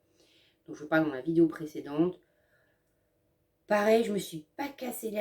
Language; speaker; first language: French; native; French